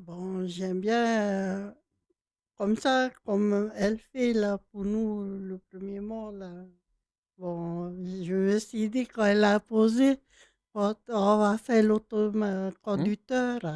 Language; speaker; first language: French; non-native, local second language; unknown